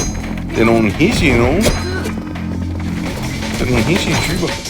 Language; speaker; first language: Danish; native; Danish